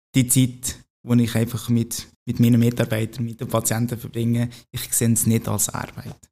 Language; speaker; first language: German; non-native, fluent; Portuguese